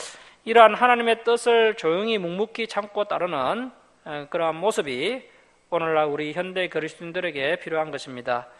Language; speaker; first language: Korean; native; Korean